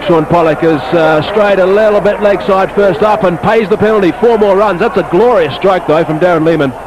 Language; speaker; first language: English; native; English